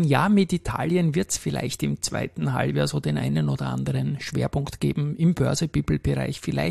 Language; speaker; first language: German; native; German